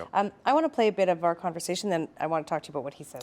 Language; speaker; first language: English; native; English